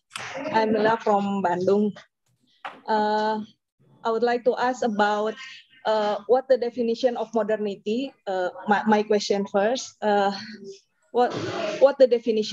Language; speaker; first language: English; non-native, learner; Indonesian